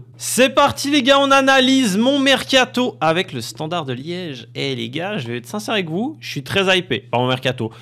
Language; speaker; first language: French; native; French